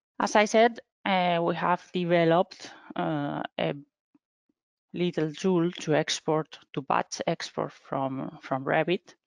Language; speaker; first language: English; non-native, fluent; Spanish